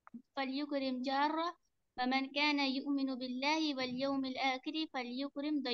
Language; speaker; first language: Arabic; non-native, learner; Urdu